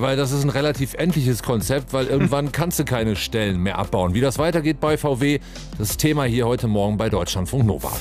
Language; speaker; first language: German; native; German